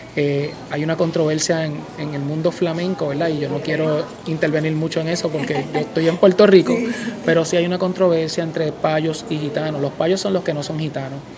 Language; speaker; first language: Spanish; native; Spanish